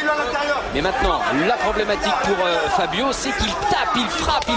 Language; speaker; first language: French; native; French